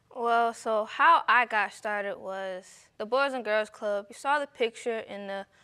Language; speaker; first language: English; native; English